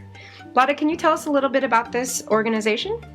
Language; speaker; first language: English; native; English